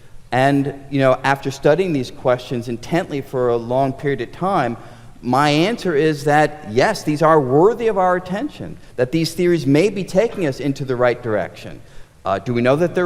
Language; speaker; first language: English; native; English